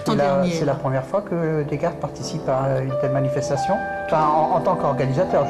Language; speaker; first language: French; native; French